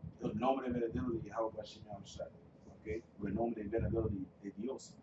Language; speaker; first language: Spanish; non-native, fluent; English